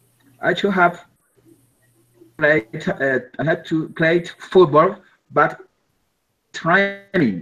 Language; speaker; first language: English; non-native, learner; Spanish